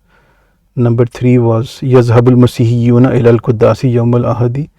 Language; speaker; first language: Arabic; non-native, fluent; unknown